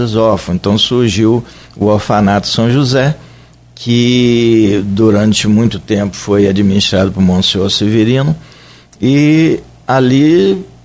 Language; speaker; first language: Portuguese; native; Portuguese